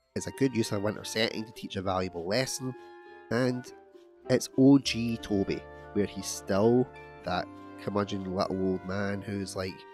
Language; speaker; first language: English; native; English